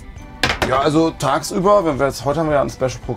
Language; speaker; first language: German; native; German